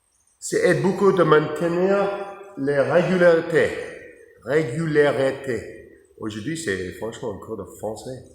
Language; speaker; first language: French; non-native, learner; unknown